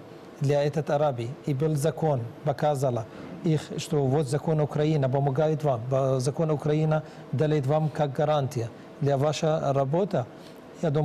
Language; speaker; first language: Russian; non-native, learner; Arabic